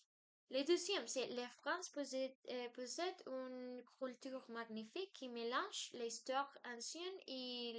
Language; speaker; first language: French; non-native, learner; Spanish